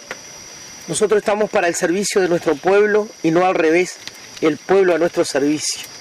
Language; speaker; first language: Spanish; native; Spanish